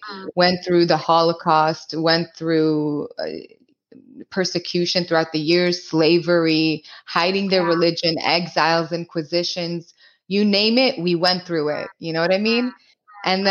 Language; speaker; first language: English; early bilingual, other home language; Hebrew